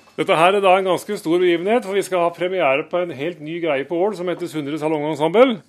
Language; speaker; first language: Norwegian; native; Norwegian